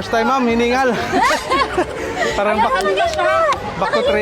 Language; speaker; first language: Filipino; native; Filipino